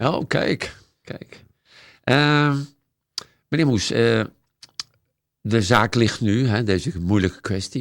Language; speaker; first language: Dutch; native; Dutch